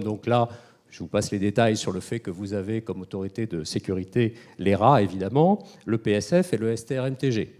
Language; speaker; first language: French; native; French